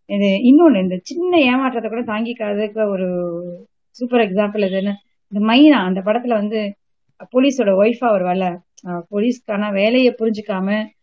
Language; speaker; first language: Tamil; native; Tamil